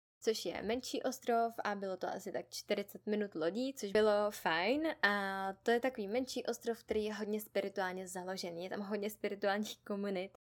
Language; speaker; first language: Czech; native; Czech